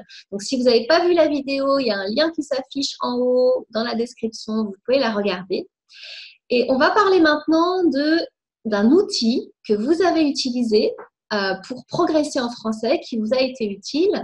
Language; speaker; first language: French; native; French